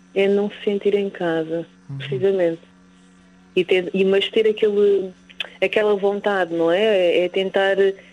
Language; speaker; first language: Portuguese; native; Portuguese